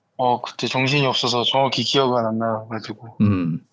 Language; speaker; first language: Korean; native; Korean